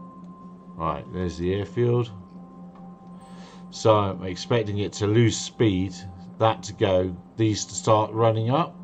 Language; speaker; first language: English; native; English